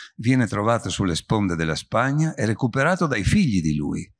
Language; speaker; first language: Italian; native; Italian